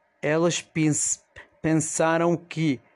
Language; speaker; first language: Portuguese; non-native, fluent; Spanish